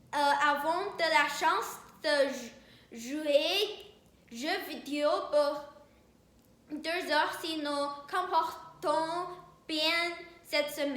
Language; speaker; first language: French; non-native, learner; Chinese